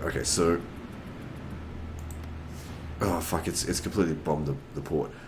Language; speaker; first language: English; native; English